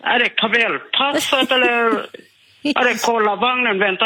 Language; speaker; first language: Swedish; non-native, learner; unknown